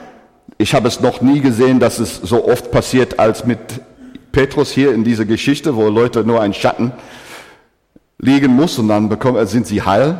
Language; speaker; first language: German; non-native, fluent; English